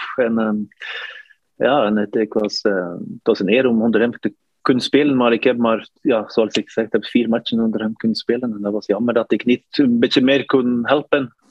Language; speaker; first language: Dutch; non-native, fluent; Norwegian